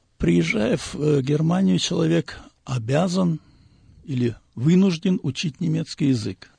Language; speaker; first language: Russian; native; Russian